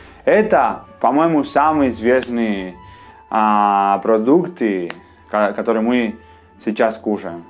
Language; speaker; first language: Russian; non-native, learner; Spanish